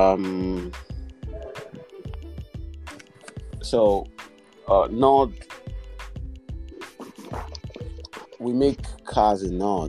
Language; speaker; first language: English; non-native, local second language; Yoruba